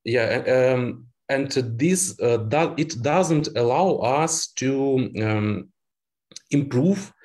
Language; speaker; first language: English; non-native, fluent; Ukrainian